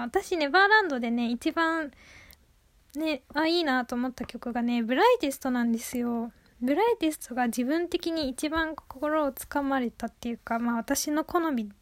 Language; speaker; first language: Japanese; native; Japanese